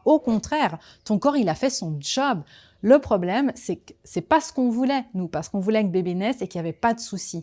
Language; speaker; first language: French; native; French